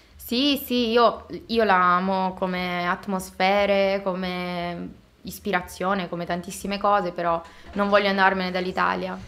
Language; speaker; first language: Italian; native; Italian